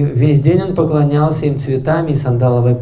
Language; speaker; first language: Russian; native; Russian